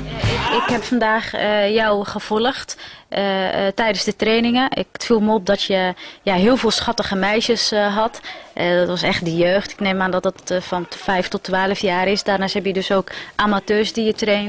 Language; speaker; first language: Dutch; early bilingual, other home language; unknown